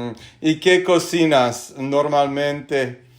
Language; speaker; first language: Spanish; non-native, learner; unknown